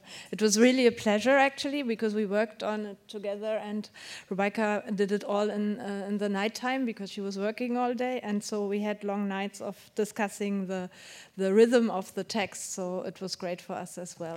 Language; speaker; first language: English; non-native, fluent; German